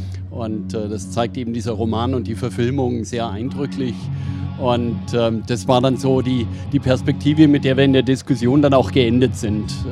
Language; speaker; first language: German; native; German